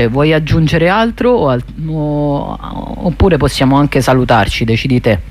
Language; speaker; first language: Italian; native; Italian